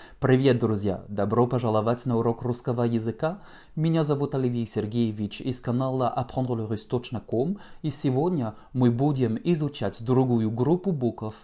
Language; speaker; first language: Russian; non-native, fluent; French